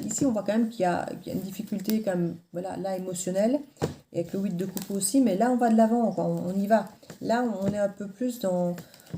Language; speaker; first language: French; native; French